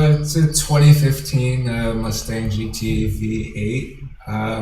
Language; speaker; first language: English; native; English